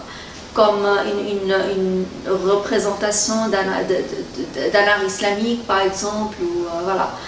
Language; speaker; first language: French; non-native, local second language; Arabic